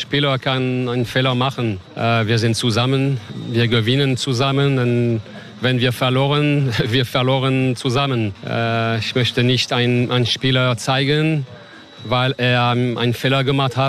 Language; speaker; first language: German; non-native, learner; French